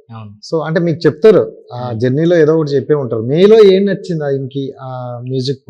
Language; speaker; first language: Telugu; native; Telugu